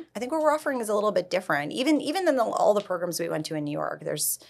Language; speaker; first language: English; native; English